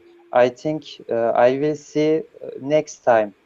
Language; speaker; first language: English; non-native, learner; Turkish